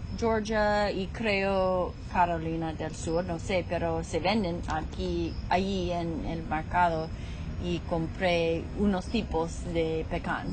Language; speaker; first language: Spanish; non-native, fluent; English